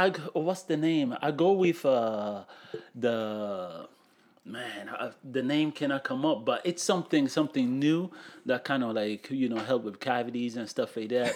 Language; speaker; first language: English; non-native, fluent; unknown